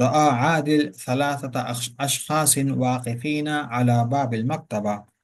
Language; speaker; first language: Arabic; non-native, fluent; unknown